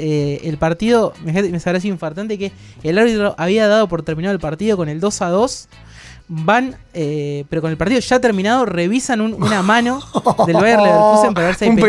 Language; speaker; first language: Spanish; native; Spanish